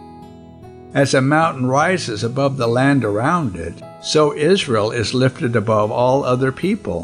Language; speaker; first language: English; non-native, local second language; Yoruba